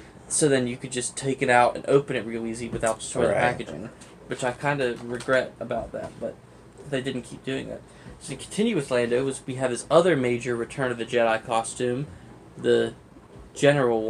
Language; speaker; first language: English; native; English